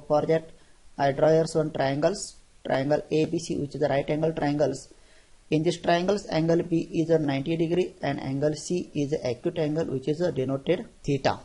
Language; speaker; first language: English; non-native, local second language; Marathi